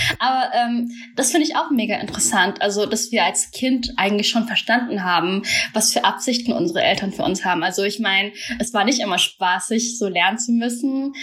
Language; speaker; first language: German; early bilingual, other home language; Vietnamese